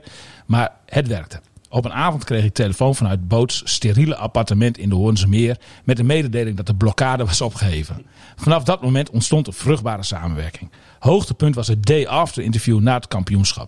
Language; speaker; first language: Dutch; native; Dutch